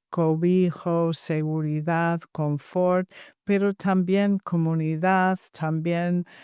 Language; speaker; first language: Spanish; non-native, fluent; English